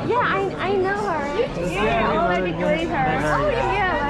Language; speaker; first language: English; non-native, learner; Korean